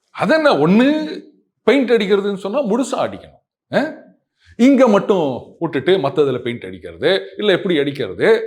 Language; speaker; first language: Tamil; native; Tamil